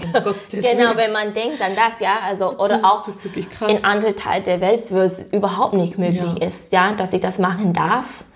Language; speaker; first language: German; non-native, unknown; English